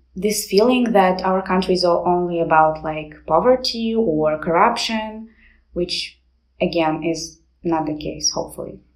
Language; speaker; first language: English; non-native, fluent; Romanian